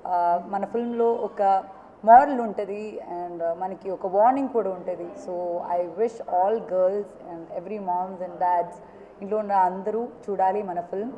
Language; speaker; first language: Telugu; non-native, fluent; Malayalam